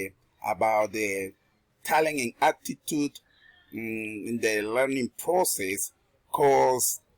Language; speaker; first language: English; non-native, learner; Spanish